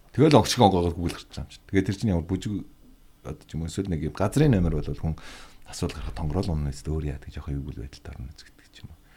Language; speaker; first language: Mongolian; native; Mongolian